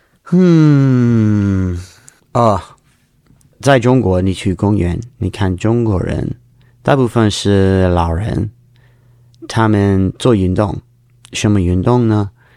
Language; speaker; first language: Chinese; non-native, learner; English